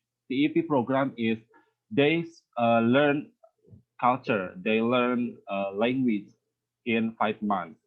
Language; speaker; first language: English; non-native, learner; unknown